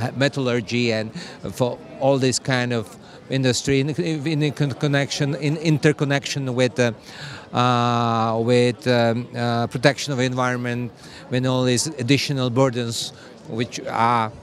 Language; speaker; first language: English; non-native, fluent; Slovak